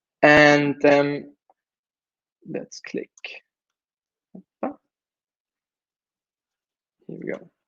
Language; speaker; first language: English; non-native, fluent; German